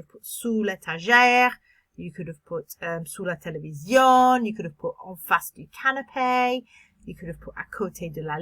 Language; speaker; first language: French; non-native, fluent; English